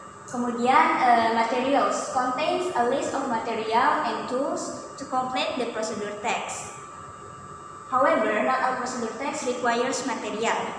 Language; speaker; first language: English; non-native, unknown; Indonesian